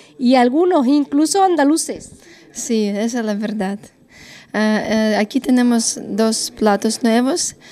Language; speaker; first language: Spanish; non-native, learner; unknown